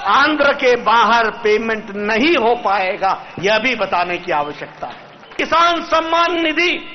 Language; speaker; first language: Hindi; native; Hindi